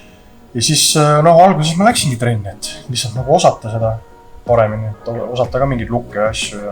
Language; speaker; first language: Estonian; native; Estonian